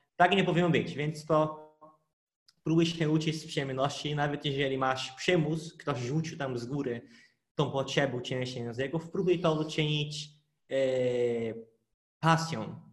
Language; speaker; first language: Polish; non-native, fluent; Portuguese